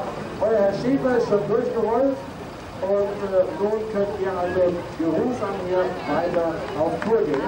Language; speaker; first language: German; native; German